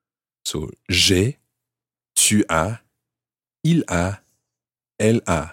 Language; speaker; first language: French; non-native, fluent; English